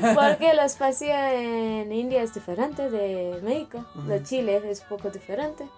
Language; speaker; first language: Spanish; non-native, learner; Telugu